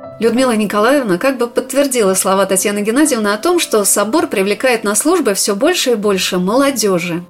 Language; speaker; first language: Russian; native; Russian